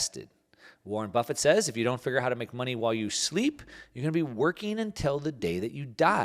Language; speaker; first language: English; native; English